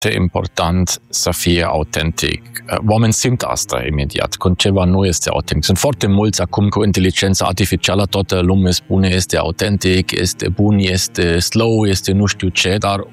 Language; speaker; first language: Romanian; non-native, fluent; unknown